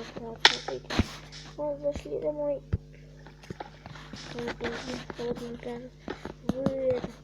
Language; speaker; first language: Russian; native; Russian